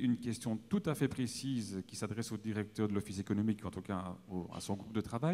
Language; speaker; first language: French; native; French